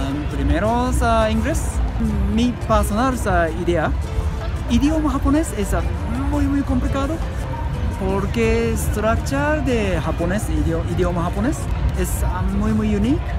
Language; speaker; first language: Spanish; non-native, learner; Japanese